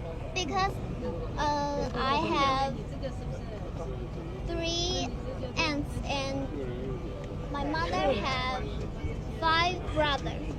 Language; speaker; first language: English; non-native, learner; Chinese